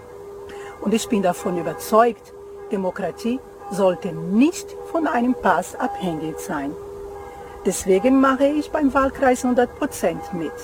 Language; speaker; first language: German; non-native, fluent; Portuguese